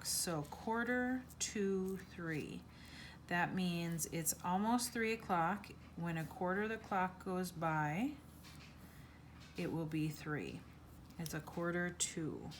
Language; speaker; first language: English; native; English